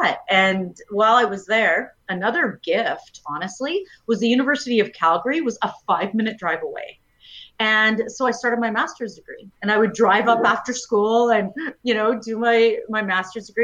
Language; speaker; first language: English; native; English